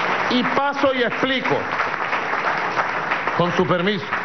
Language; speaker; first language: Spanish; native; Spanish